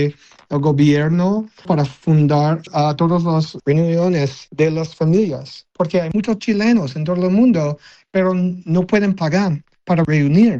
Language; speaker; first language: Spanish; non-native, learner; English